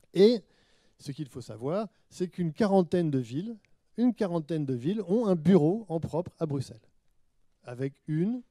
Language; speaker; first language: French; native; French